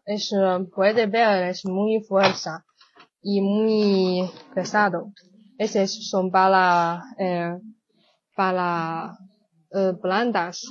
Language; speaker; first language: Spanish; non-native, learner; Chinese